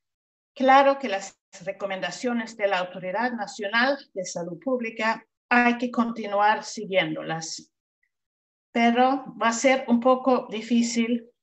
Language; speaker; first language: Spanish; non-native, fluent; Swedish